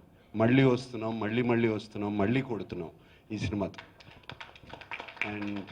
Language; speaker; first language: Telugu; native; Telugu